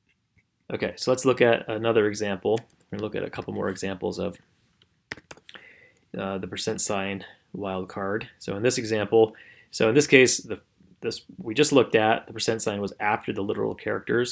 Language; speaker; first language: English; native; English